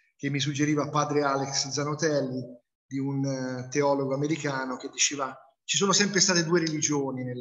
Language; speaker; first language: Italian; native; Italian